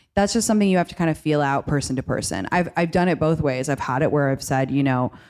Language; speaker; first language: English; native; English